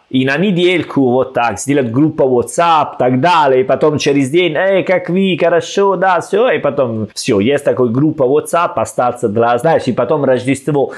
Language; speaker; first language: Russian; non-native, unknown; Italian